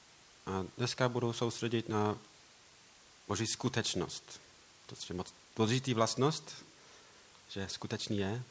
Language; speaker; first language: Czech; non-native, learner; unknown